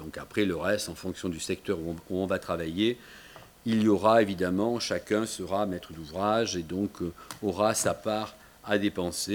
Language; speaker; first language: French; native; French